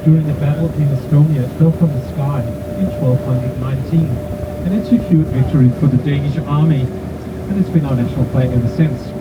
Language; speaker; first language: English; non-native, fluent; Danish